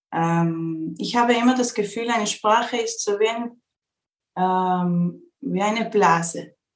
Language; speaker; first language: German; early bilingual, heritage; Spanish